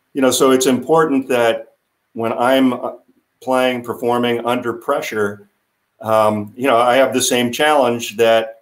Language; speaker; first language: English; native; English